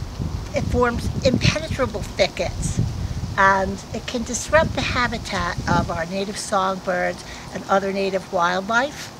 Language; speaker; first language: English; native; English